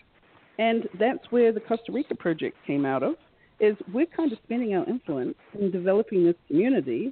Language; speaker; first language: English; native; English